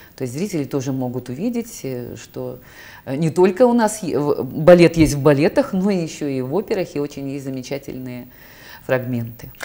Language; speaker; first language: Russian; native; Russian